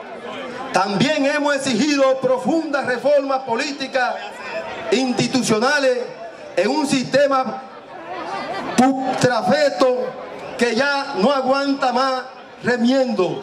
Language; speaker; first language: Spanish; native; Spanish